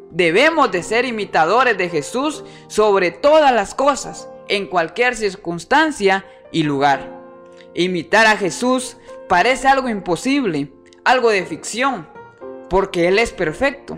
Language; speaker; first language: Spanish; native; Spanish